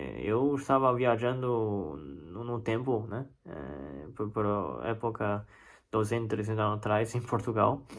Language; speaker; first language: Portuguese; non-native, fluent; Chinese